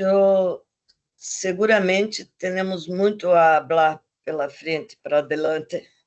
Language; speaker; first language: Portuguese; non-native, fluent; Spanish